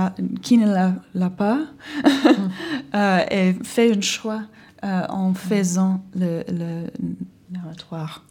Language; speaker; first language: French; non-native, learner; English